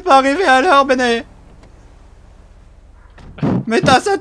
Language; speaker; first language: French; native; French